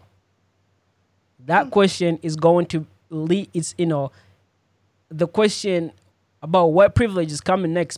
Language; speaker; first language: English; non-native, local second language; Ganda